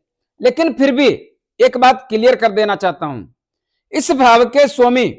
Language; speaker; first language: Hindi; native; Hindi